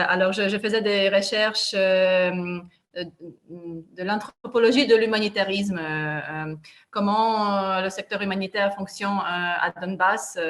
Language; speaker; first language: French; non-native, fluent; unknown